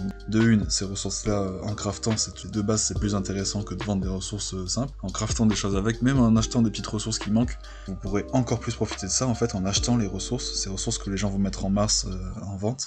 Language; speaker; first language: French; native; French